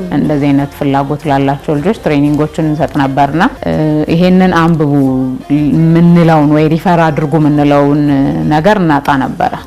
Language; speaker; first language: Amharic; non-native, local second language; Oromo